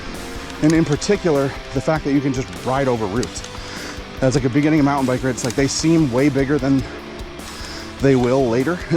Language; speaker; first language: English; native; English